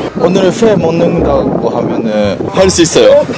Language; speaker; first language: Korean; non-native, fluent; Japanese